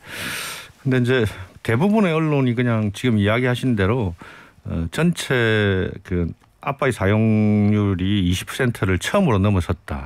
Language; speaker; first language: Korean; native; Korean